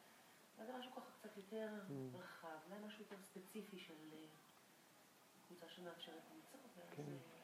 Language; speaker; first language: Hebrew; native; Hebrew